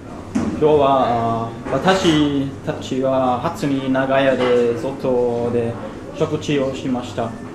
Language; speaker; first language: Japanese; non-native, learner; German